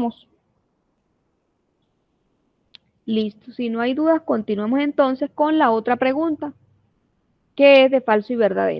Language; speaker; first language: Spanish; native; Spanish